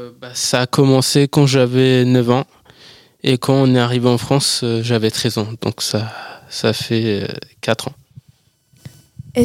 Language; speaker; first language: French; early bilingual, other home language; Persian